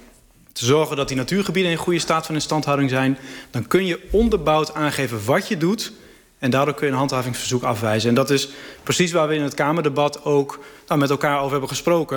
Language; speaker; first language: Dutch; native; Dutch